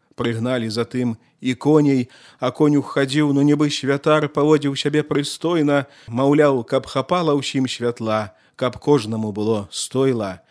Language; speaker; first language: Belarusian; native; Belarusian